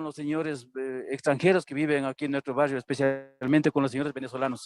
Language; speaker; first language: Spanish; native; Spanish